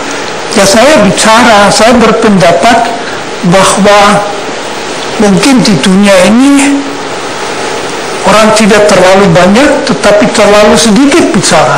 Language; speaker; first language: Indonesian; non-native, fluent; German